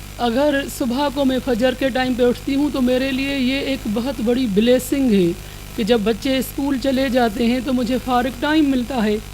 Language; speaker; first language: Urdu; non-native, local second language; Sindhi